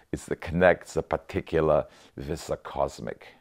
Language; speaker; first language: English; native; English